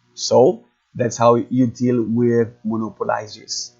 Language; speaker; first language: English; non-native, local second language; Filipino